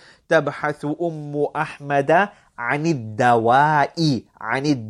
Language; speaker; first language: Arabic; non-native, fluent; English